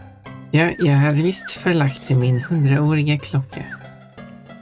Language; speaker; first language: Swedish; non-native, fluent; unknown